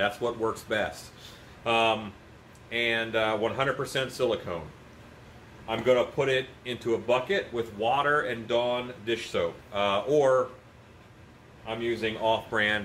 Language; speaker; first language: English; native; English